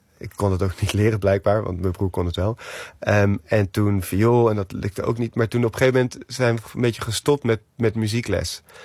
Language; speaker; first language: Dutch; native; Dutch